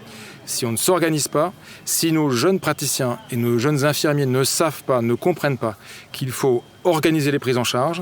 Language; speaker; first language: French; native; French